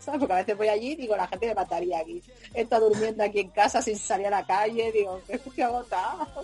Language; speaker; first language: Spanish; early bilingual, heritage; English